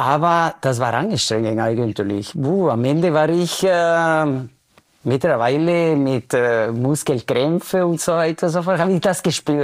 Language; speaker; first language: German; non-native, fluent; Spanish